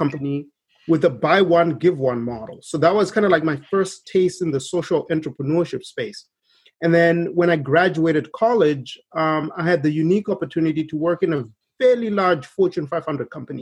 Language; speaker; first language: English; non-native, local second language; Shona